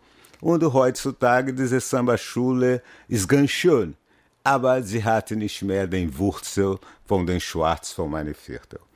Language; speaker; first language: German; non-native, fluent; Portuguese